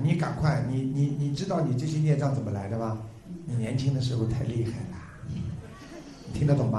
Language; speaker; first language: Chinese; native; Chinese